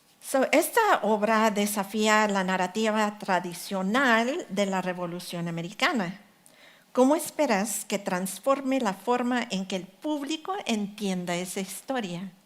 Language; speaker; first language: Spanish; early bilingual, heritage; Spanish